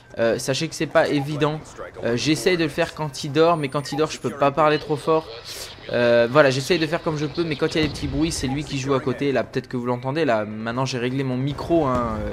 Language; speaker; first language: French; native; French